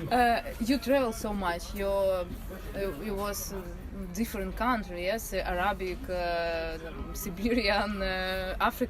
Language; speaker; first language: English; non-native, learner; Russian